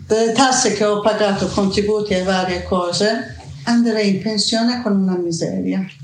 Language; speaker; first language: Italian; non-native, fluent; Persian